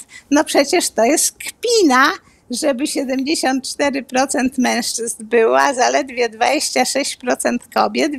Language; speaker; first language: Polish; native; Polish